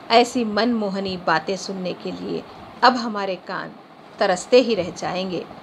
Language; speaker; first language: Urdu; native; Urdu